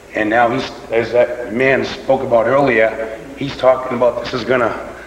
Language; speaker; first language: English; native; English